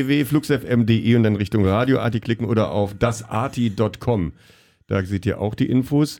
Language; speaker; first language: German; native; German